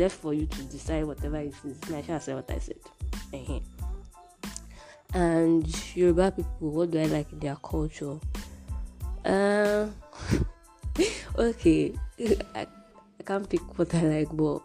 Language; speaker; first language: English; non-native, local second language; Yoruba